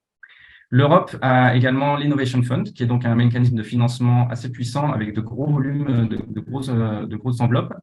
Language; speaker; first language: French; native; French